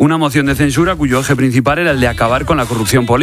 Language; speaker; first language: Spanish; native; Spanish